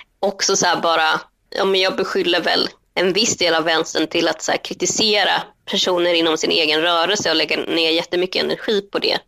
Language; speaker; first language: Swedish; early bilingual, other home language; Spanish